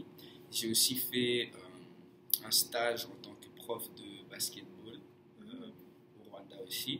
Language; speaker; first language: French; non-native, fluent; English